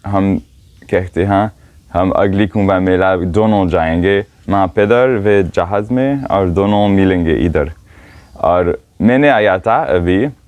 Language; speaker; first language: Hindi; non-native, learner; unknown